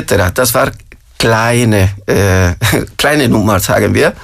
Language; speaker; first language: German; non-native, fluent; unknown